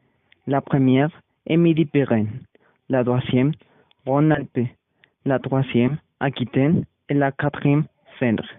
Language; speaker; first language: French; non-native, learner; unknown